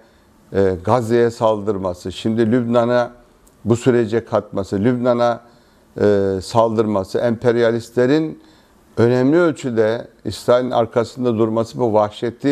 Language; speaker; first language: Turkish; native; Turkish